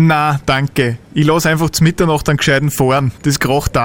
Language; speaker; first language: German; native; German